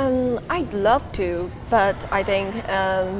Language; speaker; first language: English; non-native, learner; Chinese